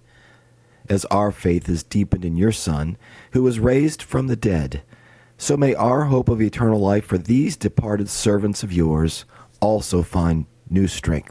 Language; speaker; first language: English; native; English